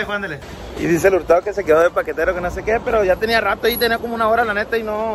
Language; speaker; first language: Spanish; native; Spanish